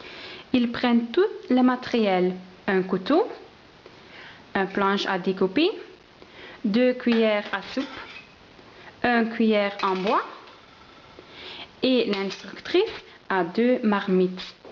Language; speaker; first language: French; non-native, learner; Dutch